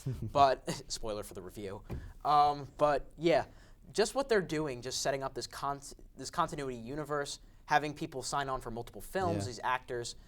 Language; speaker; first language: English; native; English